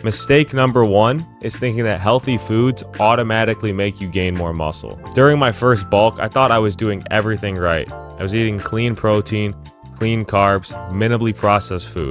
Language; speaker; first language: English; native; English